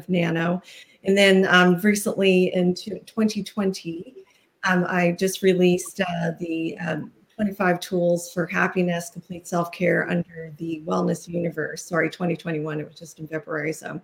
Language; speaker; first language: English; native; English